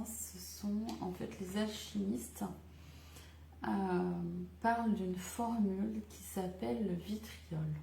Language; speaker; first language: French; native; French